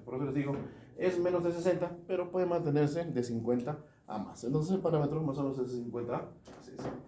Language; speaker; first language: Spanish; native; Spanish